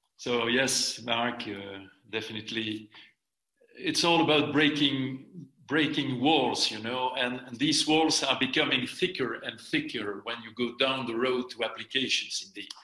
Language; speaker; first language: English; non-native, fluent; French